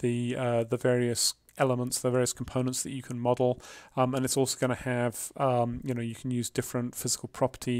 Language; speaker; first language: English; native; English